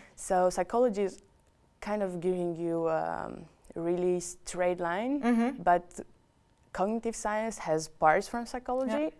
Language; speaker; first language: English; non-native, fluent; Romanian